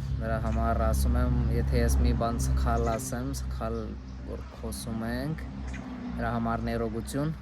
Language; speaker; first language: Armenian; non-native, learner; Hindi